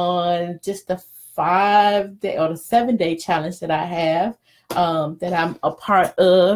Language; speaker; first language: English; native; English